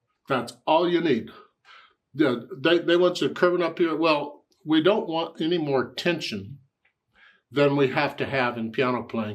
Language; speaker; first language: English; native; English